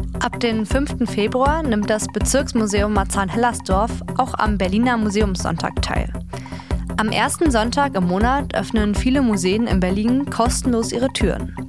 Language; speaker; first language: German; native; German